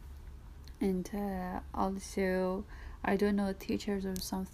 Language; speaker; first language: English; non-native, learner; Persian